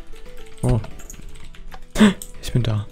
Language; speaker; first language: German; native; German